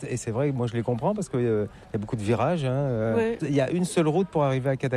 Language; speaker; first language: French; native; French